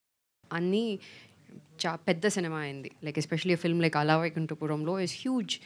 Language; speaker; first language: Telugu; non-native, learner; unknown